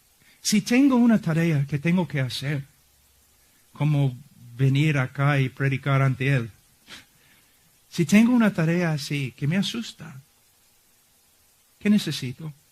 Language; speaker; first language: Spanish; non-native, fluent; English